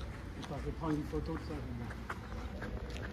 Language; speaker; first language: French; native; French